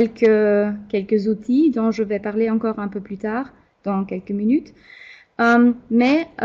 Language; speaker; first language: French; non-native, fluent; German